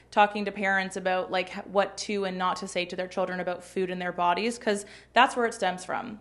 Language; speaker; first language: English; native; English